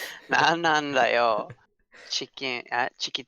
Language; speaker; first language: Japanese; non-native, learner; English